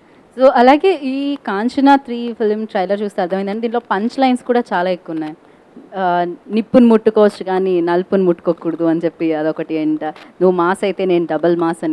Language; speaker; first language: Telugu; native; Telugu